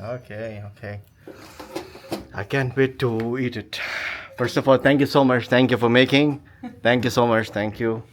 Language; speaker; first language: English; non-native, local second language; Urdu